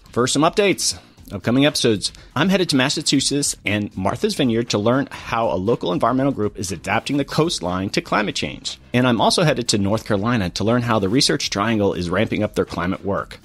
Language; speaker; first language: English; native; English